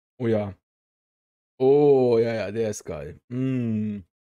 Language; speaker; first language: German; native; German